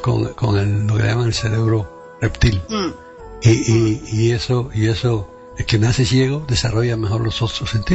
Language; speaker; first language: Spanish; native; Spanish